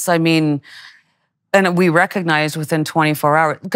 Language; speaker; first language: English; native; English